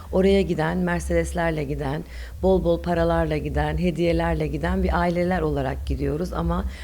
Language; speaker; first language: Turkish; early bilingual, other home language; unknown